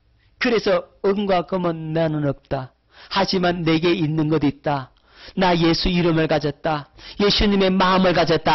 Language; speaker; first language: Korean; native; Korean